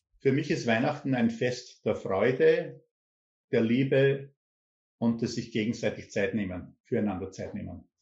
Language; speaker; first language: German; native; German